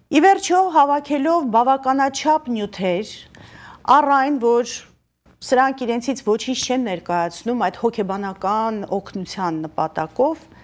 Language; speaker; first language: Armenian; native; Armenian